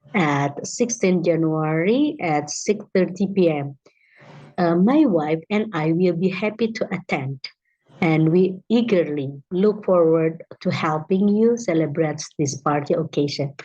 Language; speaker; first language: English; non-native, fluent; Indonesian